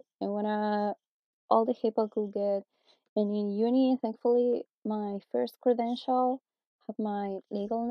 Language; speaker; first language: English; non-native, fluent; Spanish